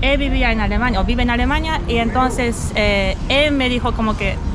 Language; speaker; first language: Spanish; non-native, fluent; German